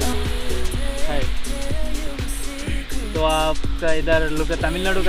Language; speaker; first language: Hindi; non-native, local second language; Assamese